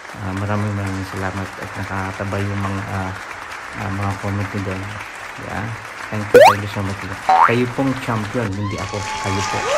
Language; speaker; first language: Filipino; non-native, local second language; Hiligaynon